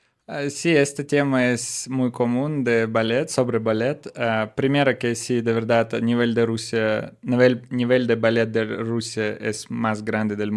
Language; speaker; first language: Spanish; non-native, learner; Russian